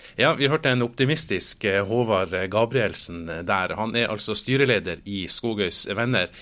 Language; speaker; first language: Norwegian; native; Norwegian